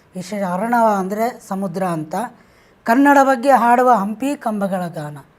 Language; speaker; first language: Kannada; native; Kannada